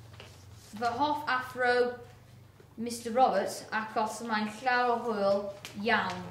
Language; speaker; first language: Welsh; non-native, learner; English